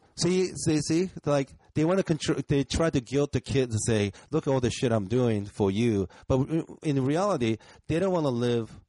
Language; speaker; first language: English; early bilingual, other home language; Japanese